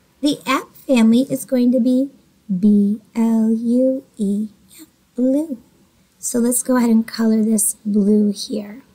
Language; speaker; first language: English; native; English